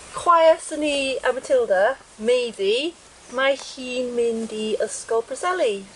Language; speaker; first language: Welsh; non-native, learner; English